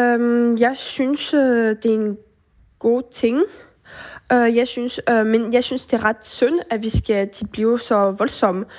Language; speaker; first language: Danish; early bilingual, heritage; French